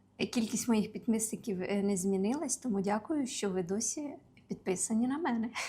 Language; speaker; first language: Ukrainian; native; Ukrainian